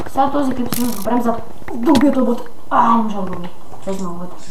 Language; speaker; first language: Bulgarian; native; Bulgarian